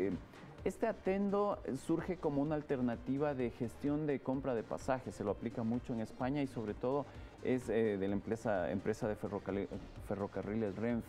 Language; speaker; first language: Spanish; native; Spanish